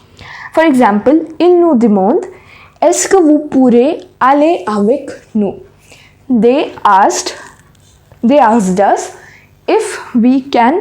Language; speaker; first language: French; non-native, fluent; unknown